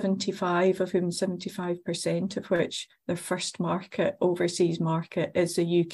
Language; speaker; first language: English; native; English